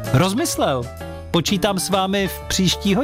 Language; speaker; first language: Czech; native; Czech